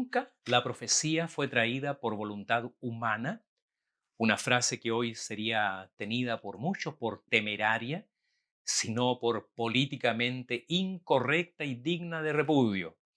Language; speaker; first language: Spanish; native; Spanish